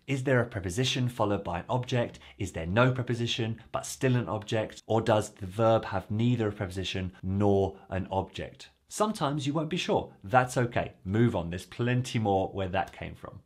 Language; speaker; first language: English; native; English